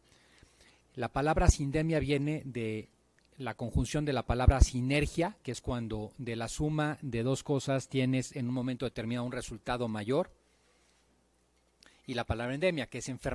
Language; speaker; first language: Spanish; native; Spanish